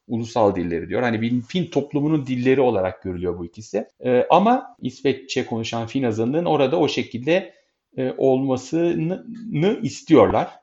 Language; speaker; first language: Turkish; native; Turkish